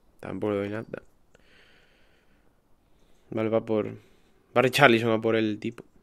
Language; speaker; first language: Spanish; native; Spanish